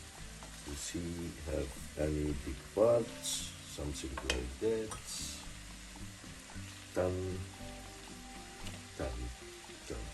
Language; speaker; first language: English; non-native, learner; Arabic